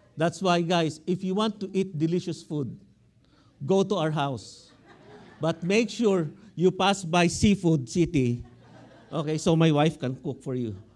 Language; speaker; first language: English; non-native, local second language; Filipino